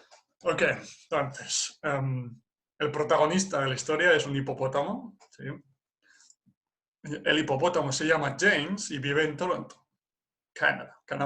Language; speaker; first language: Spanish; non-native, fluent; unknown